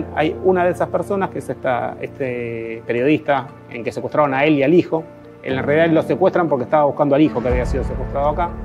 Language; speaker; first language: Spanish; native; Spanish